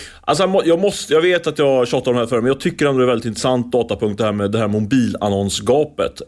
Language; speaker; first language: Swedish; native; Swedish